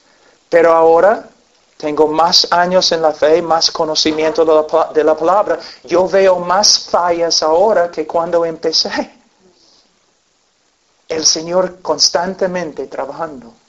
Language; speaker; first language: Spanish; non-native, fluent; English